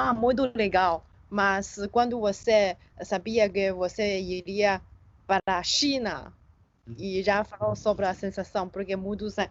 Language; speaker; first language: Portuguese; non-native, fluent; Chinese